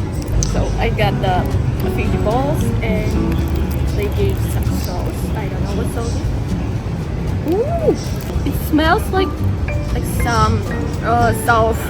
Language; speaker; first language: English; non-native, learner; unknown